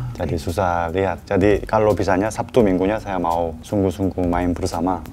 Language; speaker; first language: Indonesian; non-native, learner; Korean